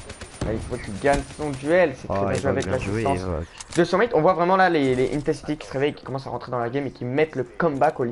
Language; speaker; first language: French; native; French